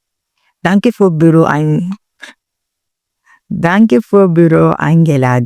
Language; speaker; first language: German; non-native, learner; Filipino